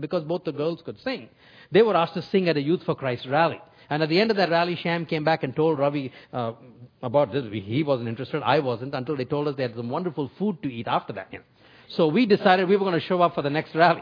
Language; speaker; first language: English; non-native, local second language; Tamil